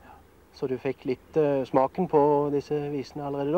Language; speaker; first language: Norwegian; native; Norwegian